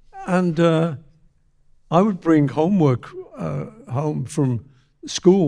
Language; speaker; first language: English; native; English